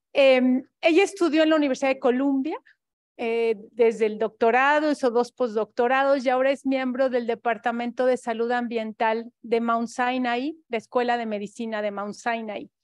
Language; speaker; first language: Spanish; native; Spanish